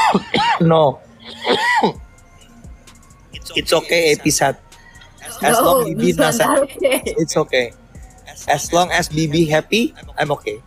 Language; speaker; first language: English; non-native, learner; Indonesian